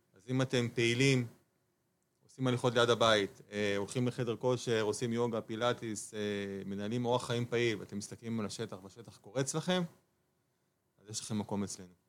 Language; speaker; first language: Hebrew; native; Hebrew